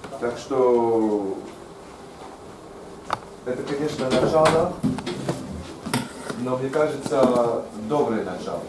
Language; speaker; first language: Russian; non-native, fluent; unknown